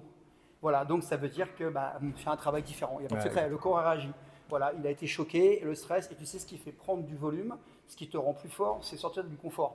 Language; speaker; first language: French; native; French